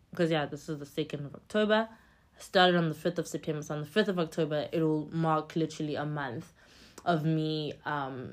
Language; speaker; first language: English; non-native, local second language; Xhosa